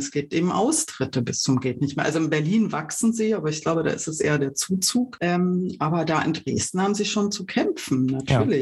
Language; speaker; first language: German; native; German